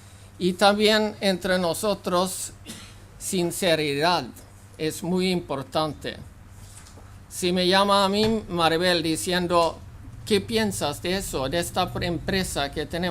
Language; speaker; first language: Spanish; non-native, fluent; Swedish